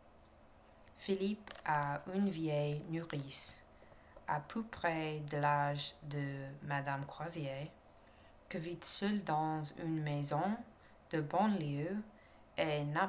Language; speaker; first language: French; non-native, learner; English